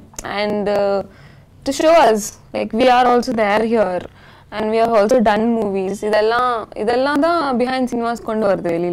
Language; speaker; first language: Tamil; non-native, local second language; Telugu